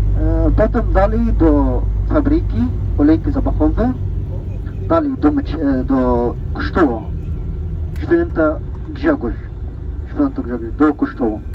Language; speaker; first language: Polish; non-native, learner; Arabic